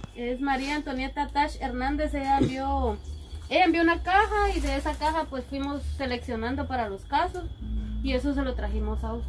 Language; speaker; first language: Spanish; native; Spanish